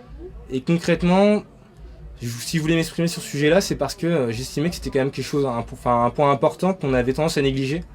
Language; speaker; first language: French; native; French